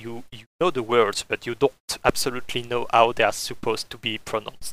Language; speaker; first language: English; non-native, fluent; French